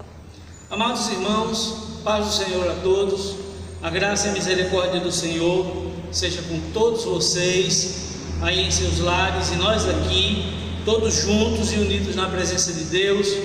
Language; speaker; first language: Portuguese; native; Portuguese